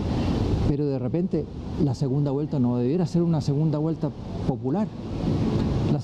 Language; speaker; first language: Spanish; native; Spanish